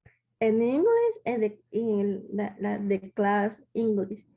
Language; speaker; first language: English; non-native, learner; Spanish